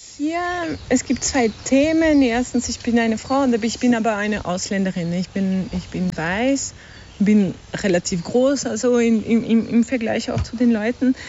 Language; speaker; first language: German; non-native, fluent; French